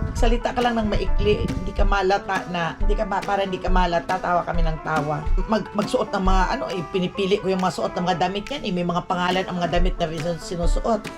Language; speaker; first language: Filipino; non-native, local second language; Aklanon